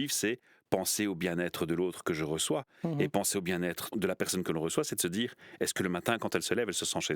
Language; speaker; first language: French; native; French